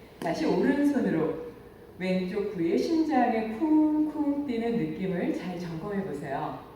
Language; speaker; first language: Korean; native; Korean